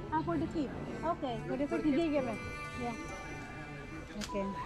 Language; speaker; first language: Dutch; non-native, learner; Filipino